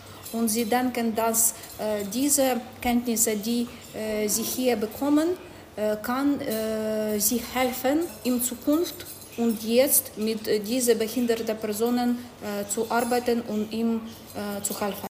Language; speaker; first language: German; non-native, learner; Ukrainian